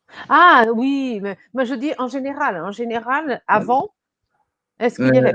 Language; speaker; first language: French; non-native, fluent; Portuguese